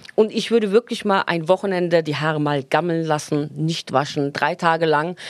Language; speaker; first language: German; non-native, fluent; Turkish